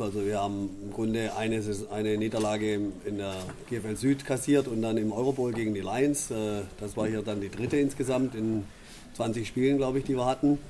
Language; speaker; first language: German; native; German